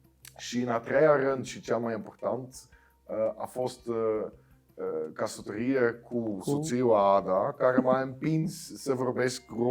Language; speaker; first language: Romanian; non-native, fluent; Dutch